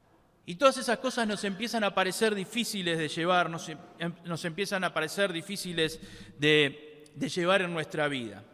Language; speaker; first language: Spanish; native; Spanish